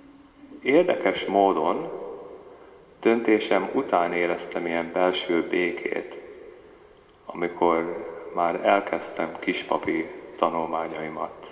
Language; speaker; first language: Hungarian; early bilingual, heritage; Hungarian